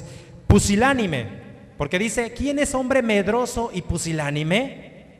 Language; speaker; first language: Spanish; native; Spanish